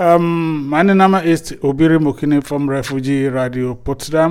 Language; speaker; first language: German; non-native, fluent; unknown